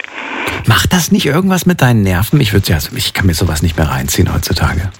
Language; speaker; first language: German; native; German